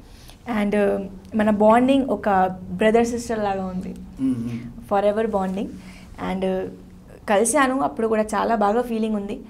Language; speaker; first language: Telugu; non-native, learner; Hindi